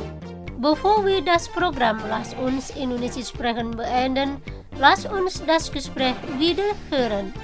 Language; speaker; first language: German; non-native, fluent; Indonesian